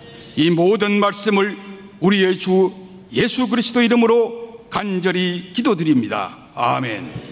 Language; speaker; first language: Korean; native; Korean